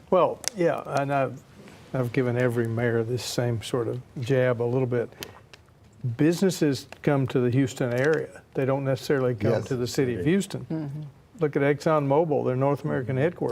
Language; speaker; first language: English; native; English